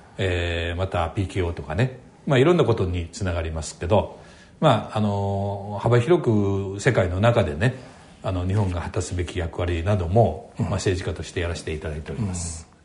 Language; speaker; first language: Japanese; native; Japanese